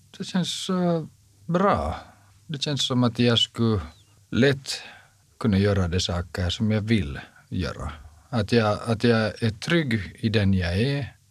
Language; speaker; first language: Swedish; native; Swedish